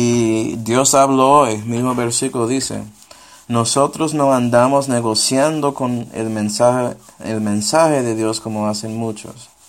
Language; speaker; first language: Spanish; non-native, fluent; English